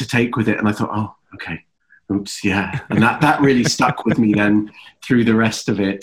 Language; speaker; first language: English; native; English